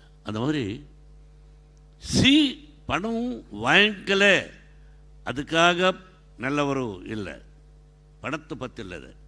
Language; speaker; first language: Tamil; non-native, learner; Telugu